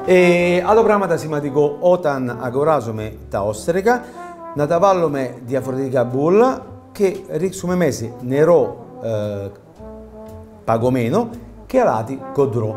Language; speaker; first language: Greek; non-native, fluent; Italian